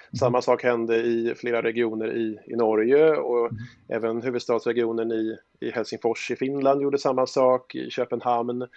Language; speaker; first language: Swedish; native; Swedish